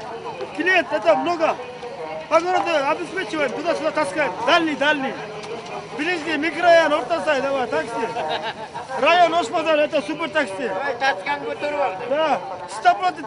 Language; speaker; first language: Russian; non-native, local second language; Kyrgyz